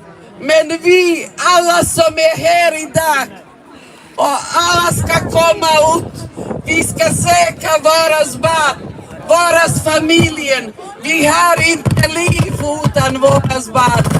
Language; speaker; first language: Swedish; non-native, learner; Somali